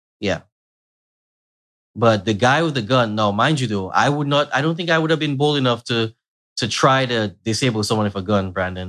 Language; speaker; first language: English; native; English